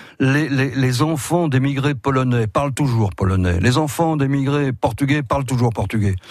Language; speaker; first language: French; native; French